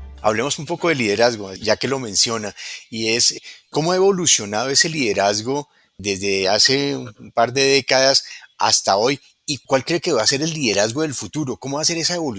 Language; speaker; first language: Spanish; native; Spanish